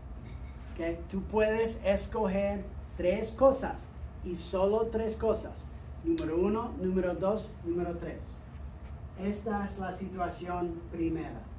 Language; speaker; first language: Spanish; non-native, fluent; English